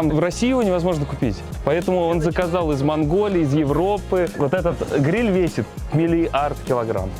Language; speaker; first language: Russian; native; Russian